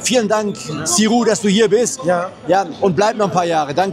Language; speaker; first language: German; native; German